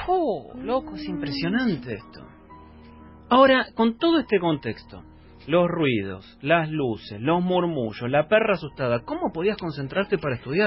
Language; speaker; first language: Spanish; native; Spanish